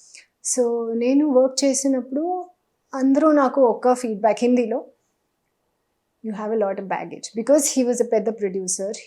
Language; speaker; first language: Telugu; non-native, learner; Hindi